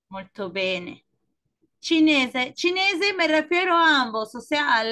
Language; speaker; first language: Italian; non-native, fluent; Spanish